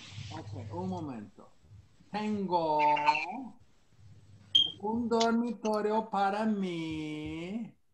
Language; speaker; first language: Spanish; non-native, fluent; English